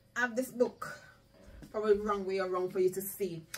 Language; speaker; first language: English; non-native, local second language; Jamaican Creole English